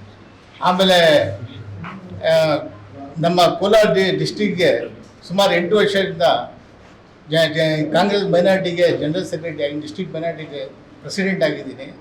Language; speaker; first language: Kannada; non-native, local second language; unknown